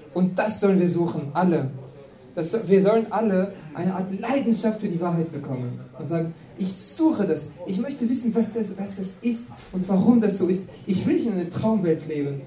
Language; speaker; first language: German; non-native, fluent; French